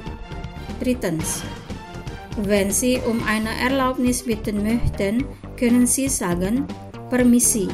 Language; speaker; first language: German; non-native, fluent; Indonesian